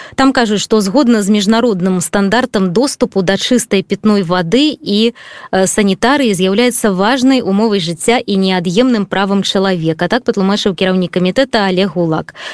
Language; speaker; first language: Belarusian; native; Belarusian